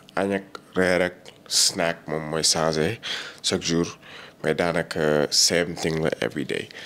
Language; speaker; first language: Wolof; early bilingual, heritage; Wolof